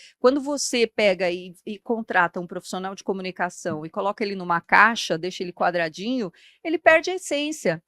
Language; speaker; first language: Portuguese; early bilingual, other home language; Spanish